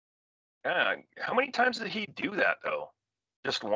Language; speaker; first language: English; native; English